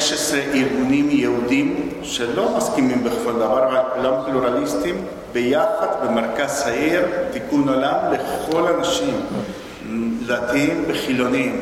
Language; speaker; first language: Hebrew; non-native, fluent; Spanish